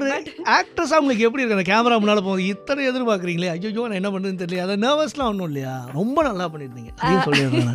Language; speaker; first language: Tamil; native; Tamil